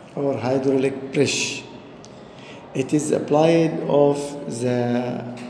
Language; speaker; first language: English; non-native, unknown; Arabic